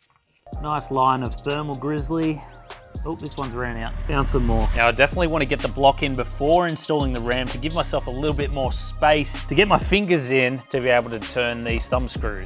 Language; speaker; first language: English; native; English